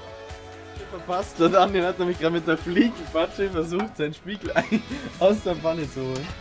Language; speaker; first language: German; native; German